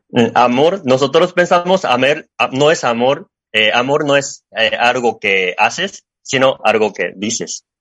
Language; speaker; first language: Spanish; non-native, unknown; Japanese